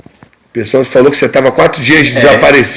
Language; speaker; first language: Portuguese; native; Portuguese